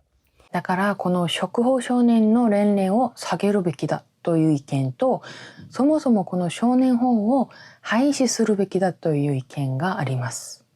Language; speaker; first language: Japanese; non-native, fluent; Korean